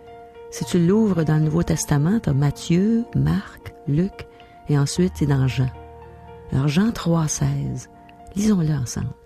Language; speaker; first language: French; native; French